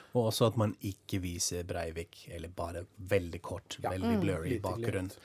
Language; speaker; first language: Norwegian; non-native, fluent; German